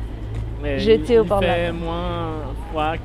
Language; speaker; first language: French; non-native, learner; Portuguese